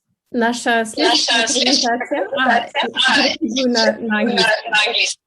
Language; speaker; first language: Russian; non-native, fluent; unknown